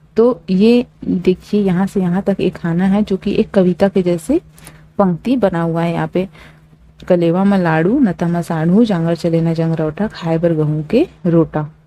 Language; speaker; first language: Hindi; native; Hindi